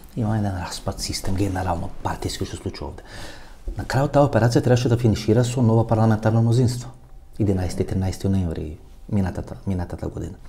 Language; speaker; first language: Macedonian; native; Macedonian